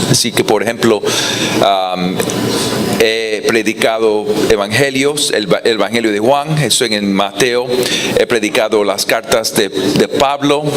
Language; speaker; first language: Spanish; non-native, fluent; English